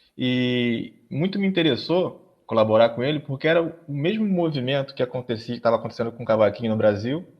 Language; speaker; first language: Portuguese; native; Portuguese